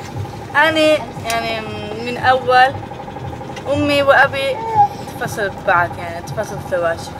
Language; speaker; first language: Arabic; non-native, learner; Azerbaijani